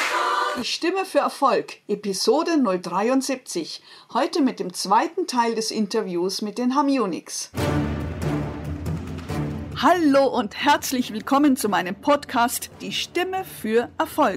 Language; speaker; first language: German; native; German